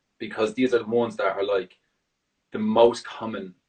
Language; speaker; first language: English; native; English